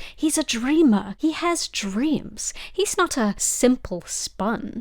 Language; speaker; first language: English; native; English